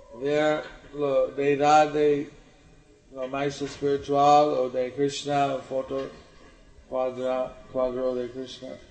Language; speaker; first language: Spanish; non-native, learner; English